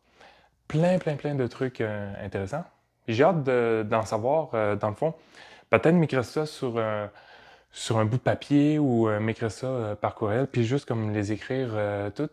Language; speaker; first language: French; native; French